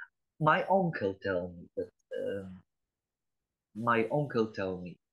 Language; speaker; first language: English; non-native, learner; Polish